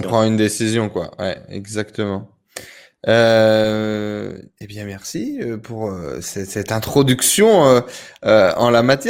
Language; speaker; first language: French; native; French